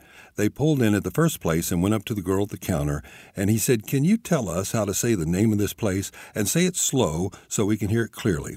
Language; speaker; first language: English; native; English